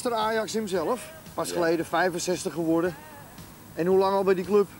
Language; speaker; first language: Dutch; native; Dutch